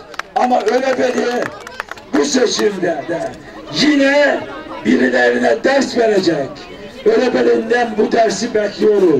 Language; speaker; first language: Turkish; native; Turkish